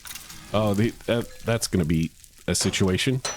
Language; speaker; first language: English; native; English